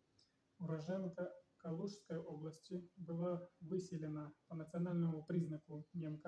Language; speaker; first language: Russian; native; Russian